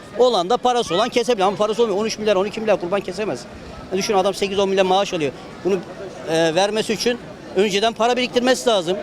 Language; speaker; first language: Turkish; native; Turkish